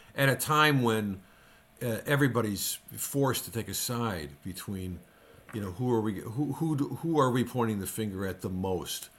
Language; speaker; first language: English; native; English